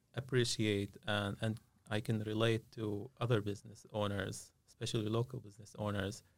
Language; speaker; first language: English; non-native, fluent; Arabic